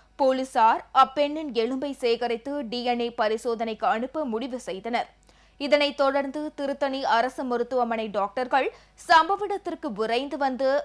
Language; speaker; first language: Tamil; native; Tamil